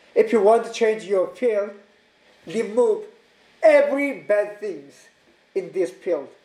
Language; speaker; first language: English; non-native, learner; Korean